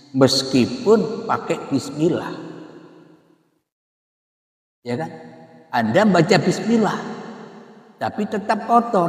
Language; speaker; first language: Indonesian; native; Indonesian